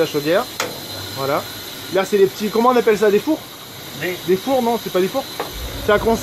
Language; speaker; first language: French; native; French